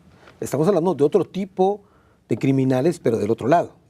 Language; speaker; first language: Spanish; native; Spanish